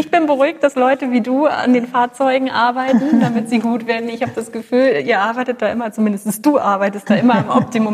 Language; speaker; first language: German; native; German